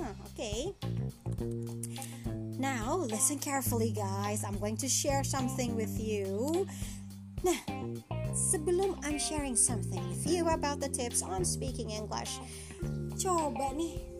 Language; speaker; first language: English; non-native, fluent; Indonesian